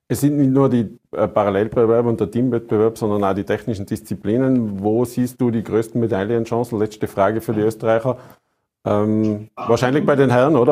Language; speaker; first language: German; native; German